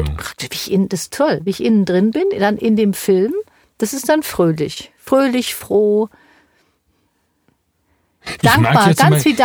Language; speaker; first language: German; native; German